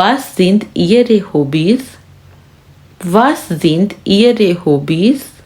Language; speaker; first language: German; non-native, fluent; Urdu